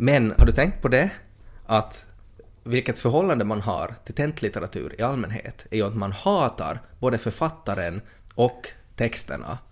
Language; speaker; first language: Swedish; native; Swedish